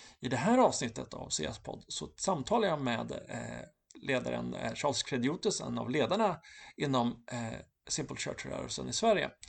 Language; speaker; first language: Swedish; native; Swedish